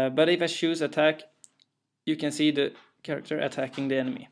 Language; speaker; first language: English; non-native, fluent; Swedish